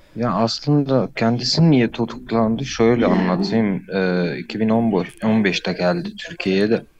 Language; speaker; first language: Turkish; non-native, fluent; Arabic